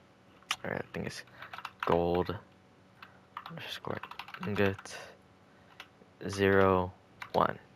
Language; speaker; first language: English; native; English